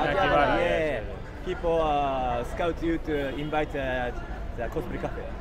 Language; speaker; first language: English; non-native, learner; Japanese